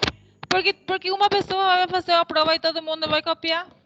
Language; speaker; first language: Portuguese; non-native, fluent; Spanish